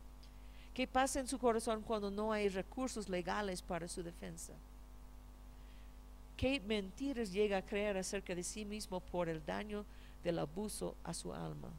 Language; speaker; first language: Spanish; non-native, fluent; English